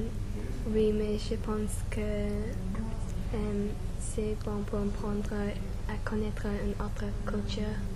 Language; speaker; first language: French; non-native, learner; English